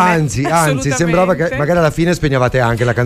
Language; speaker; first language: Italian; native; Italian